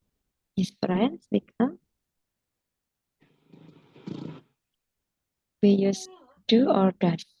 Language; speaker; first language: English; non-native, fluent; Indonesian